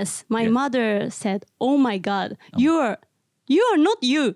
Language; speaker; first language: English; non-native, learner; Japanese